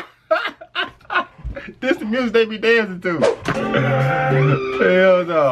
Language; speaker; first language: English; native; English